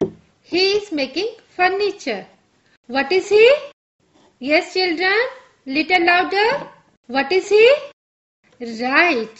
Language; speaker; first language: English; non-native, local second language; Gujarati